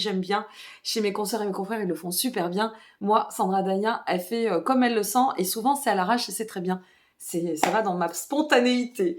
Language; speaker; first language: French; native; French